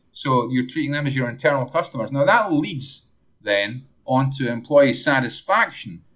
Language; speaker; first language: English; native; English